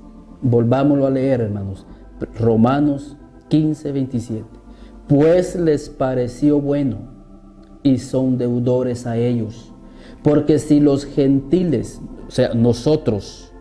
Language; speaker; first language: Spanish; native; Spanish